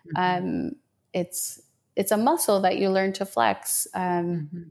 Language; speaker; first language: English; native; English